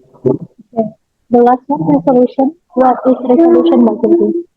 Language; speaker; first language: English; non-native, learner; Indonesian